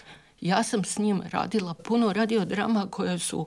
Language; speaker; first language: Serbian; native; Serbian